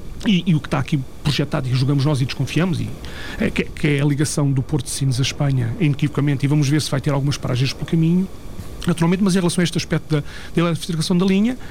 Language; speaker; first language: Portuguese; native; Portuguese